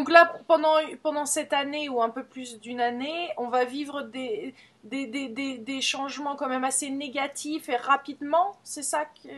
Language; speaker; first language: French; native; French